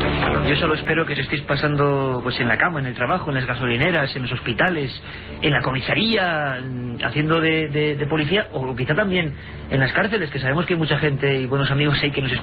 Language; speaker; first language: Spanish; native; Spanish